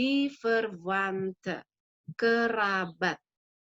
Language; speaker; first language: German; non-native, fluent; Indonesian